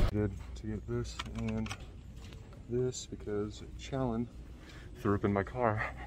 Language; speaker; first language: English; native; English